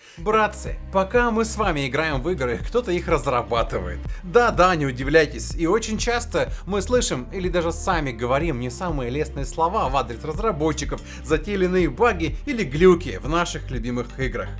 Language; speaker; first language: Russian; native; Russian